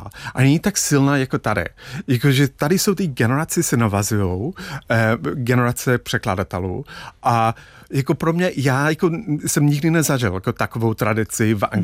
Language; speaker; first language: Czech; non-native, fluent; English